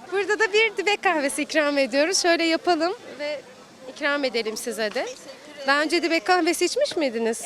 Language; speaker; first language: Turkish; native; Turkish